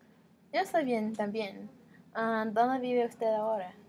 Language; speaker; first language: Spanish; non-native, learner; English